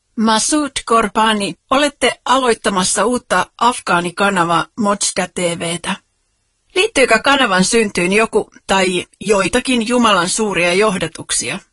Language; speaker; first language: Finnish; native; Finnish